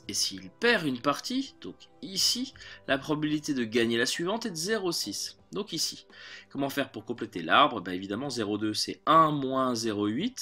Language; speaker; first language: French; native; French